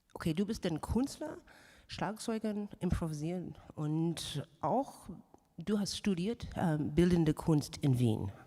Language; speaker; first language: German; non-native, learner; English